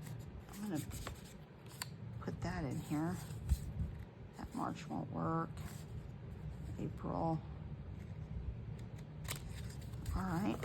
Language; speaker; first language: English; native; English